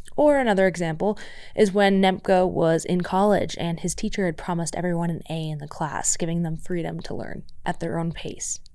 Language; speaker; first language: English; native; English